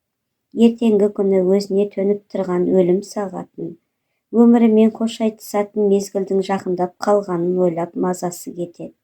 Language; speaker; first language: Kazakh; native; Kazakh